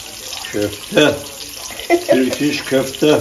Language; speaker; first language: Turkish; native; Turkish